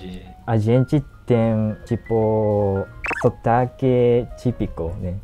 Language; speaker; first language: Portuguese; non-native, learner; Japanese